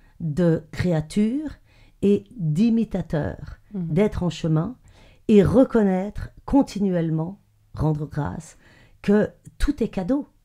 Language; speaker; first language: French; native; French